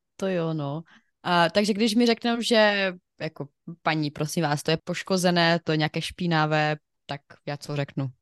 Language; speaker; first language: Czech; non-native, fluent; Ukrainian